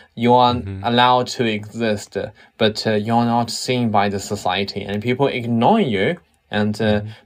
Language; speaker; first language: English; non-native, fluent; Chinese